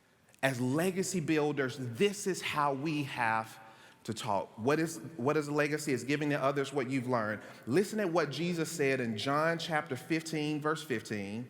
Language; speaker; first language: English; native; English